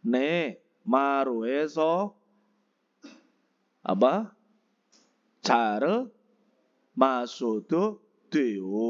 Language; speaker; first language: Korean; non-native, fluent; Indonesian